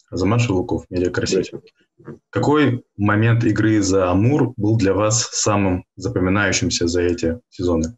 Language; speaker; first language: Russian; native; Russian